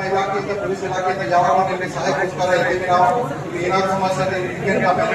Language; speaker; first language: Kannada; non-native, learner; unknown